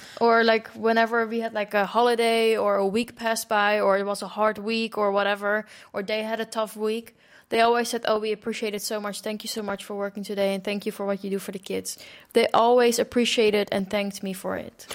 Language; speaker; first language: English; non-native, fluent; Dutch